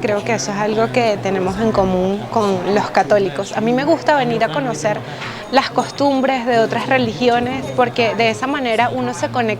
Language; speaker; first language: Spanish; native; Spanish